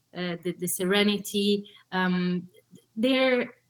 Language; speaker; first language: English; early bilingual, other home language; Portuguese